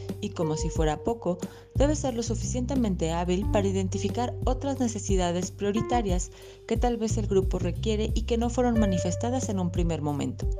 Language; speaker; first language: Spanish; native; Spanish